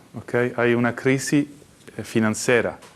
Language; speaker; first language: Spanish; non-native, fluent; Italian